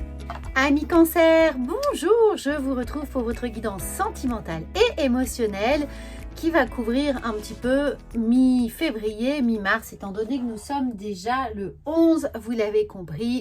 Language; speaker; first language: French; native; French